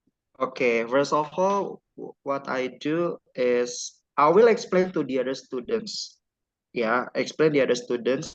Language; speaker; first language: English; non-native, learner; Indonesian